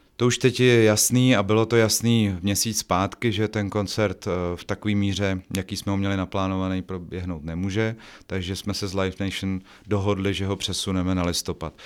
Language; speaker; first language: Czech; native; Czech